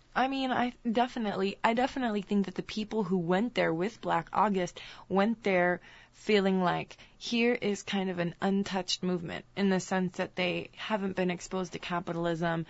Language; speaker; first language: English; native; English